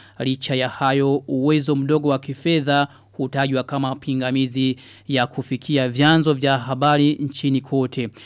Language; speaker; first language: Swahili; non-native, local second language; Rundi